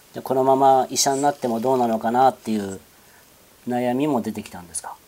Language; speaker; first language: Japanese; native; Japanese